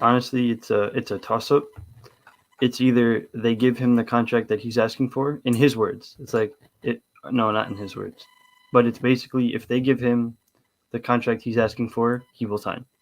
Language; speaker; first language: English; native; English